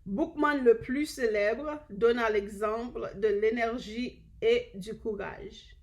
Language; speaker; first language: French; non-native, learner; English